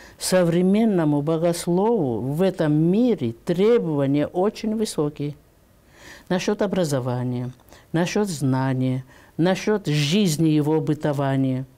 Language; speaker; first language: Russian; non-native, local second language; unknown